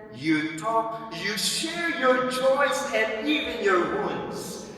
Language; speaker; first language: English; non-native, local second language; Filipino